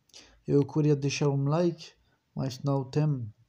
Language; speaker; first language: Portuguese; non-native, fluent; French